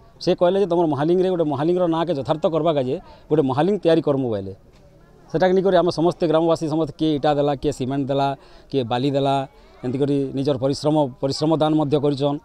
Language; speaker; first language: Odia; native; Odia